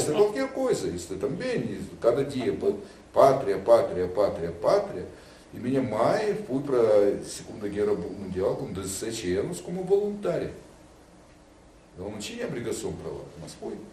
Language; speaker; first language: Portuguese; non-native, learner; Russian